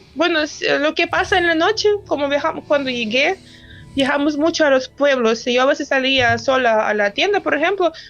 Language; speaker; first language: Spanish; non-native, fluent; Ukrainian